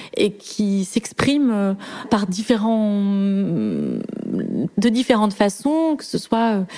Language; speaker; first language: French; native; French